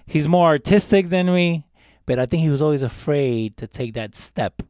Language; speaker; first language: English; early bilingual, other home language; Spanish